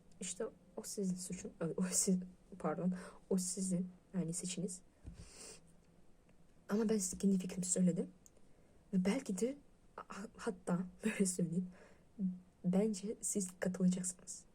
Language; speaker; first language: Turkish; non-native, learner; Russian